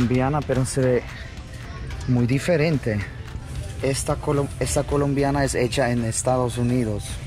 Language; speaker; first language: Spanish; non-native, fluent; Russian